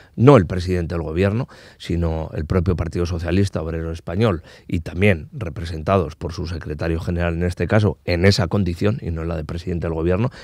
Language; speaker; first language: Spanish; non-native, local second language; Basque